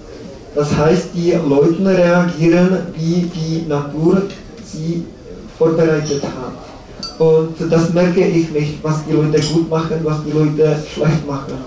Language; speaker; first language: German; non-native, learner; Czech